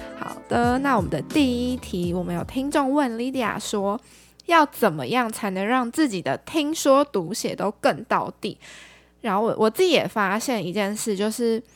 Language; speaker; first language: Chinese; native; Chinese